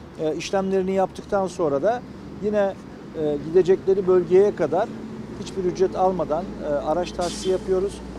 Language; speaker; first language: Turkish; native; Turkish